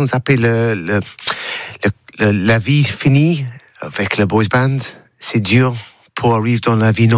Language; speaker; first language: French; non-native, learner; English